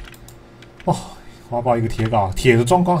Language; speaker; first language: Chinese; native; Chinese